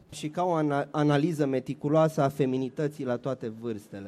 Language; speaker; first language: Romanian; native; Romanian